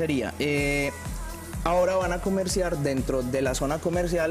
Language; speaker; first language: Spanish; native; Spanish